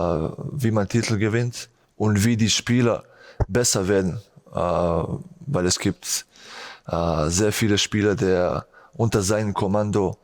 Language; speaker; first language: German; non-native, fluent; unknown